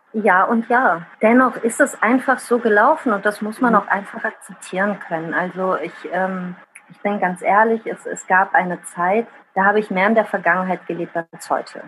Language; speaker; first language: German; early bilingual, other home language; Italian